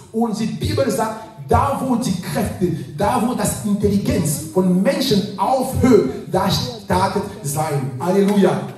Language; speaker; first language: German; non-native, fluent; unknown